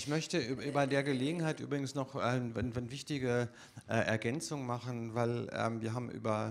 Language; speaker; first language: German; native; German